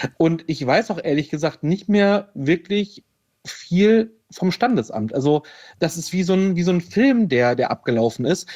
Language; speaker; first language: German; native; German